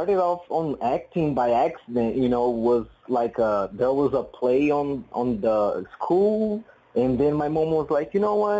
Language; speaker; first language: English; non-native, fluent; Portuguese